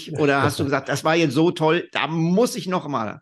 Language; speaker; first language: German; native; German